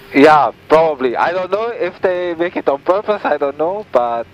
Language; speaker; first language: English; non-native, fluent; Italian